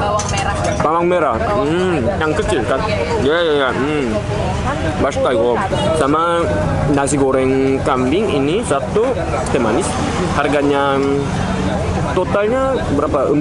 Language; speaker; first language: Indonesian; non-native, learner; Korean